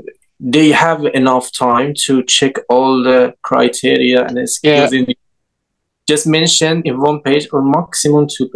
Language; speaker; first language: English; non-native, learner; Persian